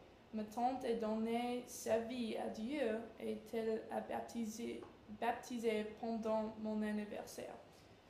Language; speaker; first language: French; non-native, learner; English